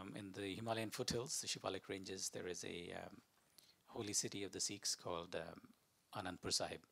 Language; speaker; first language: English; non-native, local second language; Malayalam